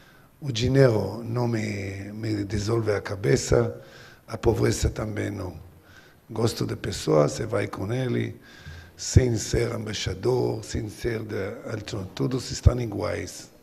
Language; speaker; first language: Portuguese; non-native, learner; Hebrew